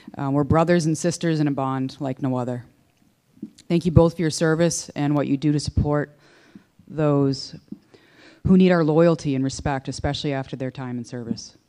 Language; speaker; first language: English; native; English